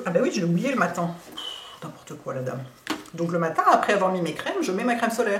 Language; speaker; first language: French; native; French